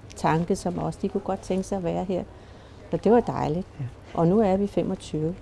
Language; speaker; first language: Danish; native; Danish